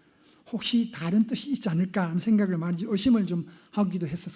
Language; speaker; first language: Korean; native; Korean